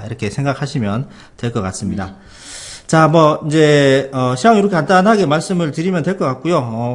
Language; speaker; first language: Korean; native; Korean